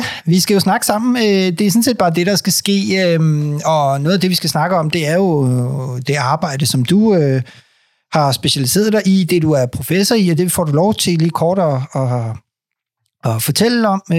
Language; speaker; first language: Danish; native; Danish